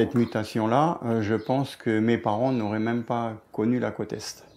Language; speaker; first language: French; native; French